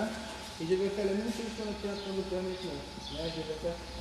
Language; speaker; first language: French; non-native, learner; Portuguese